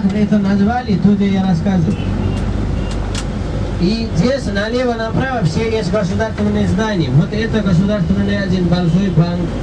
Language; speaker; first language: Russian; non-native, learner; Nepali